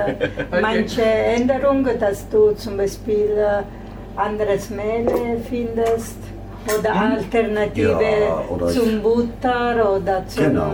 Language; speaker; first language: German; non-native, fluent; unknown